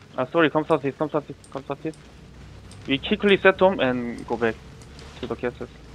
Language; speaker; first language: English; non-native, learner; Korean